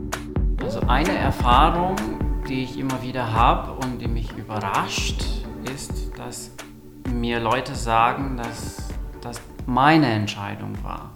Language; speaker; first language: German; non-native, local second language; Romanian